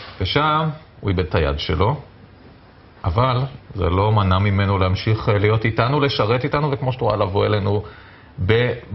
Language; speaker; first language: Hebrew; native; Hebrew